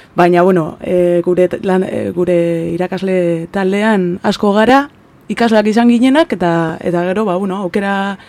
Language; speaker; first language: Basque; non-native, local second language; Spanish